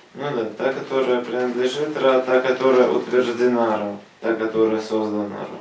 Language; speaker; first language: Russian; native; Russian